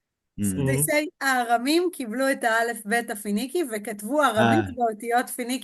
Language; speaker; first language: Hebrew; native; Hebrew